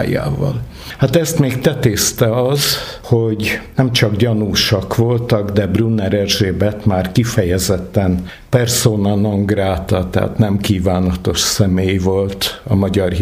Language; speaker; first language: Hungarian; native; Hungarian